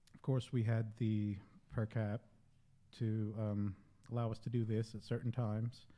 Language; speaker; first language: English; native; English